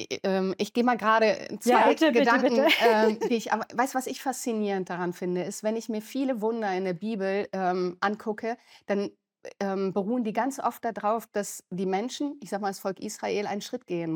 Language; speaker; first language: German; native; German